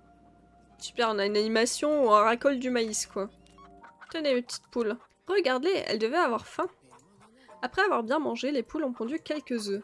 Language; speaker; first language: French; native; French